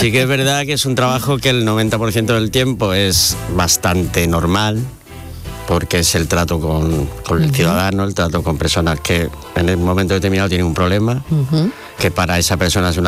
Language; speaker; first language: Spanish; native; Spanish